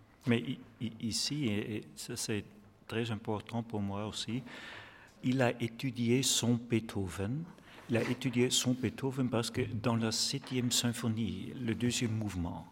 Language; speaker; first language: French; non-native, fluent; German